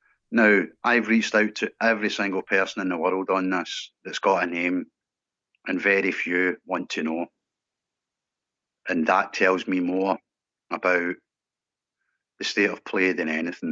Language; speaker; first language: English; native; English